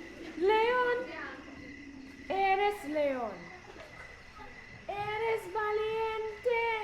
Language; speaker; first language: Spanish; non-native, learner; English